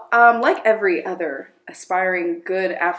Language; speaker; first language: English; early bilingual, other home language; Amharic